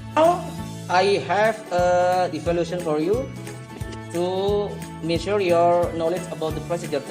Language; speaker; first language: English; non-native, learner; Indonesian